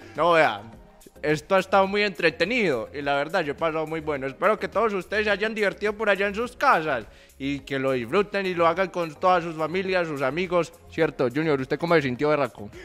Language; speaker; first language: Spanish; native; Spanish